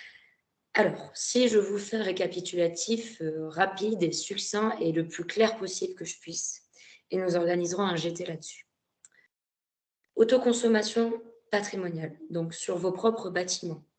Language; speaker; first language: French; native; French